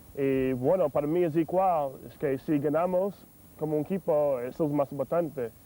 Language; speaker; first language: Spanish; non-native, fluent; English